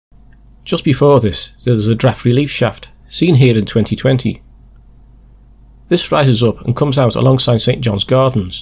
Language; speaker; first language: English; native; English